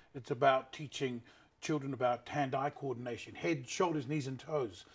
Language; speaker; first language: English; native; English